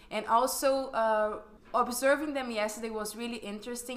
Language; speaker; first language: English; non-native, fluent; Portuguese